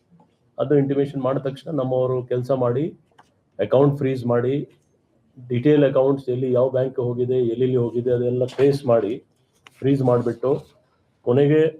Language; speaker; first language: Kannada; non-native, fluent; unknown